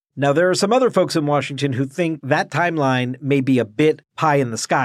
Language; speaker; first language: English; native; English